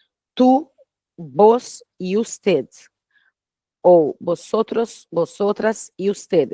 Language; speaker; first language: Spanish; non-native, fluent; Portuguese